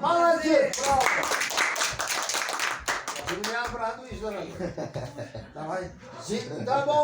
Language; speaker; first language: Russian; non-native, local second language; Tajik